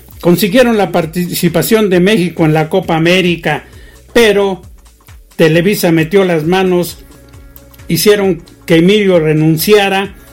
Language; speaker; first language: Spanish; native; Spanish